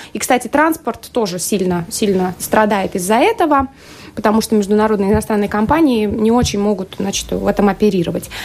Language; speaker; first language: Russian; native; Russian